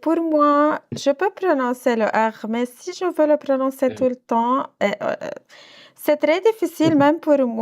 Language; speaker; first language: French; non-native, local second language; Arabic